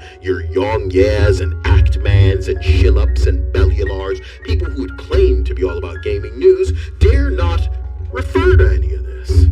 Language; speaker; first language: English; native; English